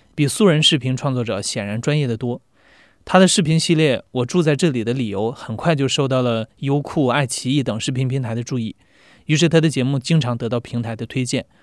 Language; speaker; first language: Chinese; native; Chinese